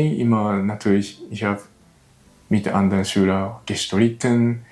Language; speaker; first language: German; non-native, learner; Japanese